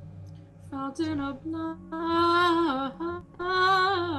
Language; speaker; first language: English; native; English